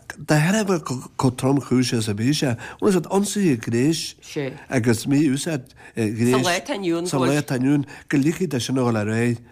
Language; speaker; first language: Irish; native; Irish